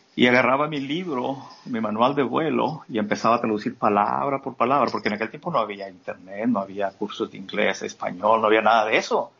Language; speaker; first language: Spanish; native; Spanish